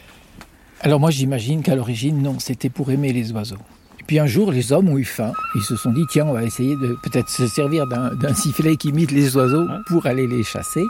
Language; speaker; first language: French; native; French